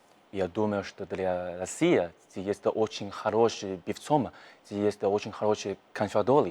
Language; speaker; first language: Russian; non-native, learner; Chinese